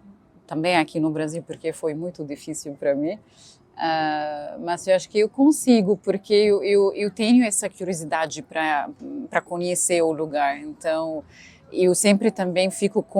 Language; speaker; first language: Portuguese; non-native, fluent; Arabic